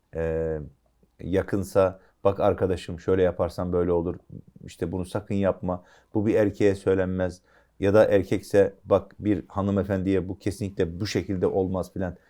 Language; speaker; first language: Turkish; native; Turkish